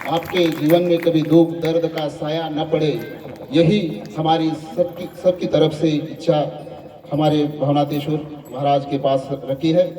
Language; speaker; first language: Hindi; non-native, local second language; Marathi